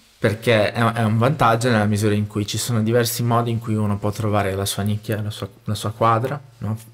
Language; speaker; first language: Italian; non-native, fluent; Portuguese